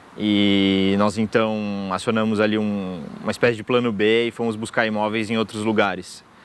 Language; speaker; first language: Portuguese; native; Portuguese